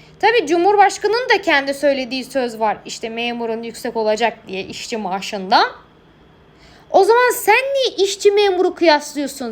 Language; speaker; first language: Turkish; native; Turkish